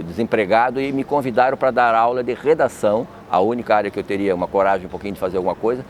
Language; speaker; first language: Portuguese; native; Portuguese